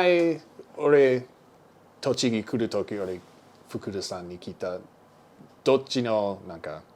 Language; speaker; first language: Japanese; non-native, learner; English